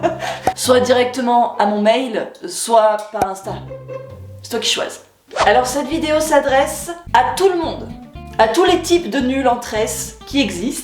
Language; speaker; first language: French; native; French